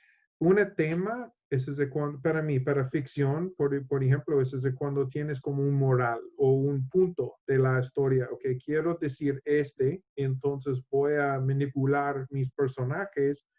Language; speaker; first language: Spanish; non-native, learner; English